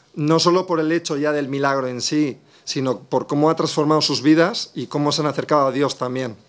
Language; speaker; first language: Spanish; native; Spanish